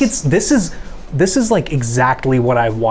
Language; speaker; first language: English; native; English